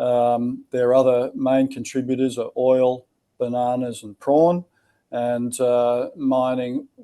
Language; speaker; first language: English; native; English